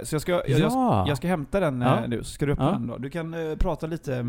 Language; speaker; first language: Swedish; native; Swedish